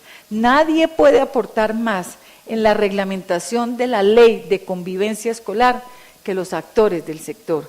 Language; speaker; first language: Spanish; native; Spanish